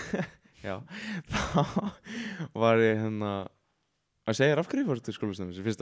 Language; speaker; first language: Icelandic; native; Icelandic